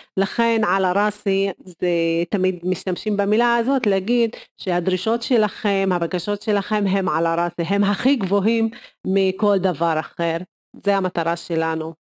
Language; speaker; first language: Hebrew; non-native, local second language; Arabic